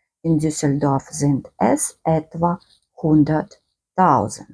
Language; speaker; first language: German; non-native, fluent; Ukrainian